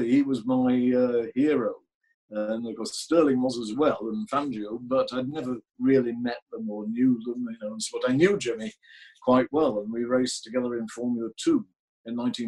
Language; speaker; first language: English; native; English